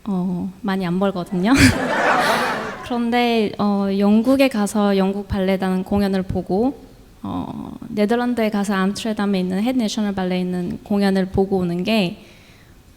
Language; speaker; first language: Korean; native; Korean